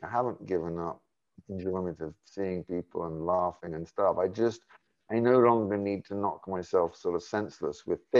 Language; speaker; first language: English; native; English